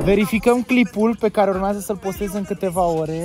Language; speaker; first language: Romanian; native; Romanian